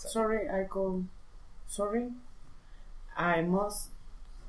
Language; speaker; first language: English; non-native, learner; Spanish